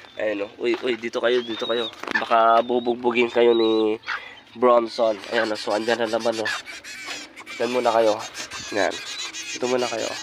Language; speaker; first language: Filipino; native; Filipino